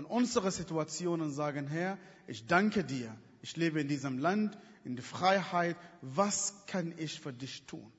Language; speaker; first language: German; non-native, fluent; Arabic